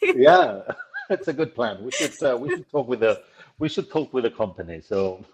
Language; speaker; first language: English; non-native, fluent; Spanish